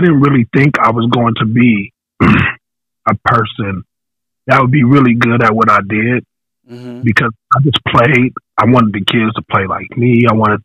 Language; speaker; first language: English; native; English